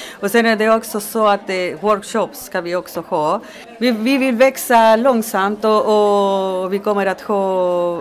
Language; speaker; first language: Swedish; non-native, fluent; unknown